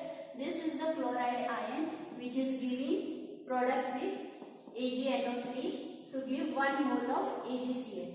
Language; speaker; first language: English; non-native, local second language; Marathi